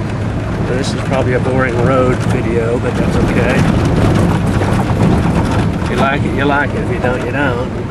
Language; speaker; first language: English; native; English